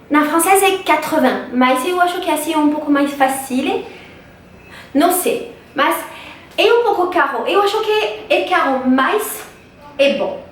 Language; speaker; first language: Portuguese; non-native, learner; French